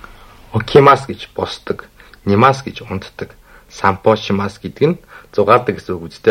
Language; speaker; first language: Mongolian; native; Mongolian